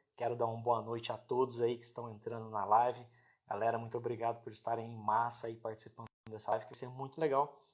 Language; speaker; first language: Portuguese; native; Portuguese